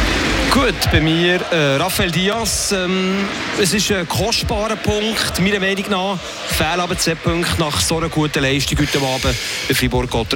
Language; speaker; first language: German; native; German